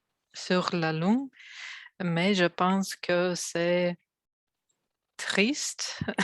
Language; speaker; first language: French; non-native, learner; Russian